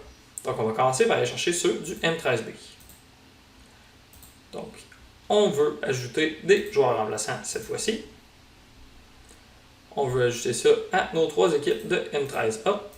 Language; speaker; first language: French; native; French